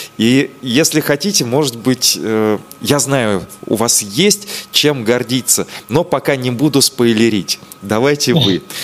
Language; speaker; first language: Russian; native; Russian